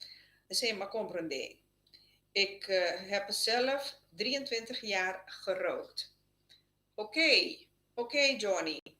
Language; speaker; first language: Dutch; non-native, local second language; Papiamento